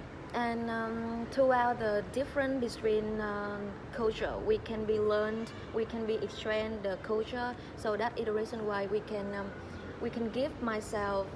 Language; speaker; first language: English; non-native, learner; Vietnamese